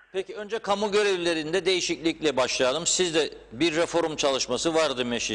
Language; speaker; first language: Turkish; native; Turkish